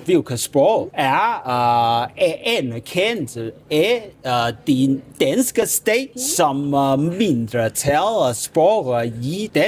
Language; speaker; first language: Danish; non-native, learner; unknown